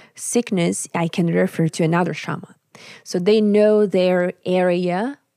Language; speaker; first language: English; non-native, fluent; Russian